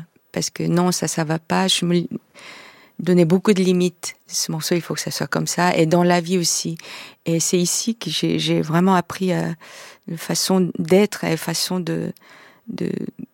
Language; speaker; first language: French; non-native, fluent; Korean